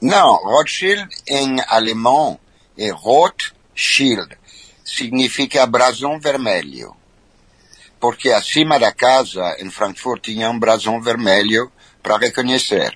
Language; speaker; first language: Portuguese; non-native, fluent; French